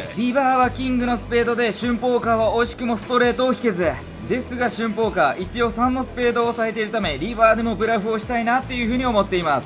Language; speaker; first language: Japanese; native; Japanese